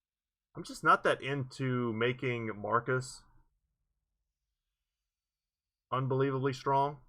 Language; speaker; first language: English; native; English